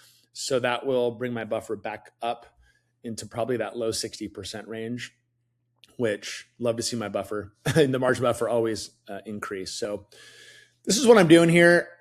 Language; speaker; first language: English; native; English